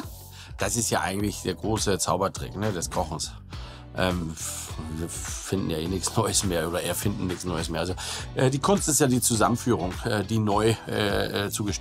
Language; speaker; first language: German; native; German